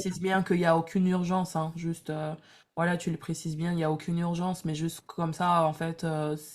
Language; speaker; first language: French; native; French